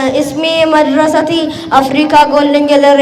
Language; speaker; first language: Arabic; non-native, learner; Oromo